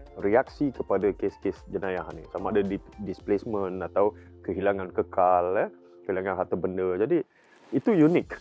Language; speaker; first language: Malay; native; Malay